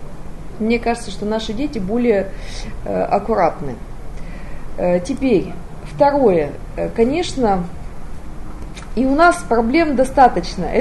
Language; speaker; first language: Russian; native; Russian